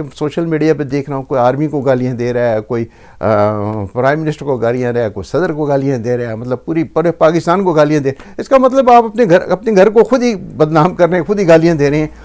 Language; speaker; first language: Urdu; native; Urdu